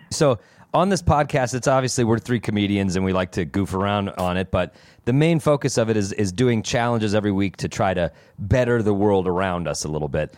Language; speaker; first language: English; native; English